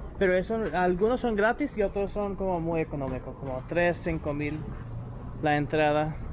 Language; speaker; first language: Spanish; non-native, learner; English